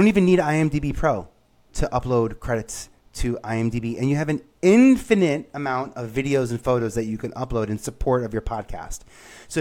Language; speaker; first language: English; native; English